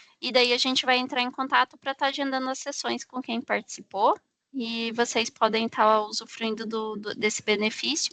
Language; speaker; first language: Portuguese; native; Portuguese